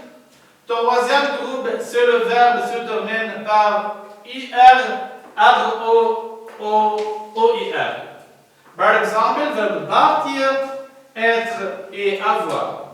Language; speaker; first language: French; non-native, learner; Arabic